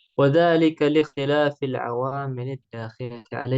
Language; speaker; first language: Arabic; non-native, fluent; Indonesian